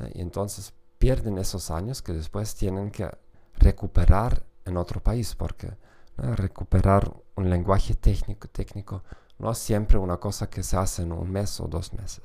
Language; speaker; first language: Spanish; non-native, fluent; German